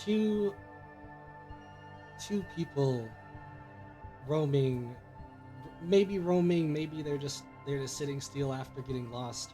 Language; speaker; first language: English; native; English